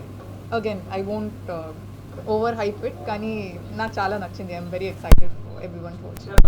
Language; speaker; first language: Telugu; non-native, fluent; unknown